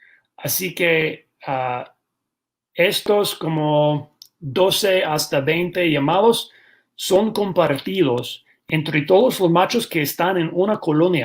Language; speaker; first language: Spanish; non-native, fluent; English